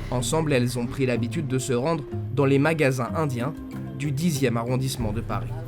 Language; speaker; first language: French; native; French